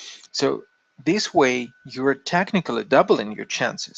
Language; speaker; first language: English; non-native, fluent; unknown